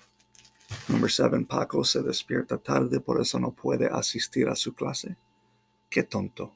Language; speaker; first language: Spanish; non-native, fluent; English